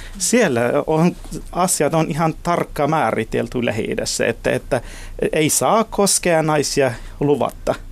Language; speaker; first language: Finnish; non-native, fluent; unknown